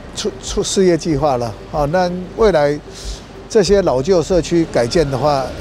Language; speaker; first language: Chinese; native; Chinese